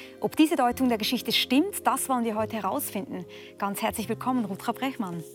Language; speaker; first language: German; native; German